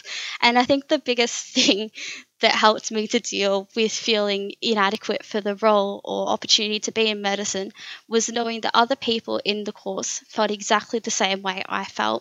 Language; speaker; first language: English; native; English